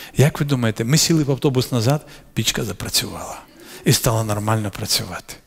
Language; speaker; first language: Ukrainian; non-native, local second language; Russian